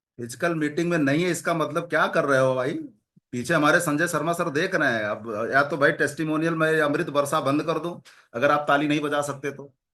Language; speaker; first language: Hindi; native; Hindi